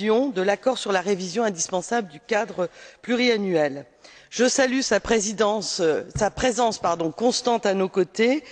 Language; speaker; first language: French; native; French